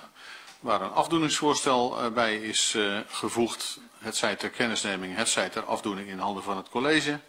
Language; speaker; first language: Dutch; native; Dutch